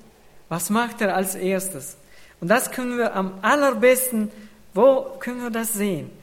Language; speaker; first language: German; non-native, fluent; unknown